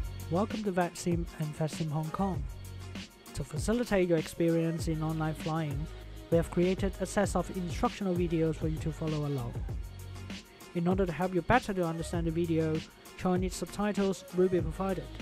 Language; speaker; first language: English; non-native, local second language; Cantonese